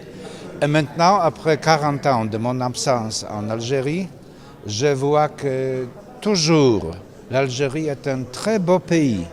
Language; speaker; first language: French; non-native, fluent; Polish